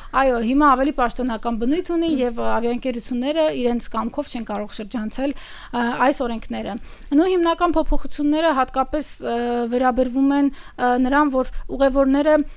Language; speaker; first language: Armenian; native; Armenian